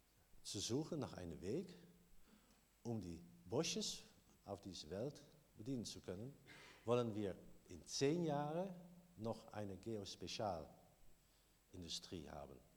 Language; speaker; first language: German; non-native, learner; Dutch